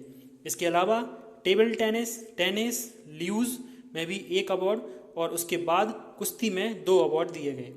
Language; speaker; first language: Hindi; native; Hindi